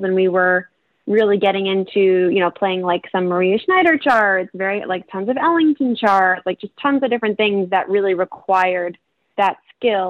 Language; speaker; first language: English; native; English